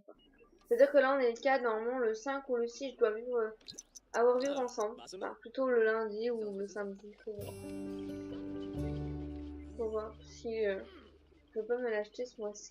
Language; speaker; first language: French; native; French